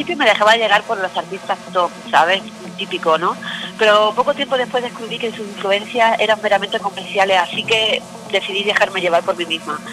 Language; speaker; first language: Spanish; native; Spanish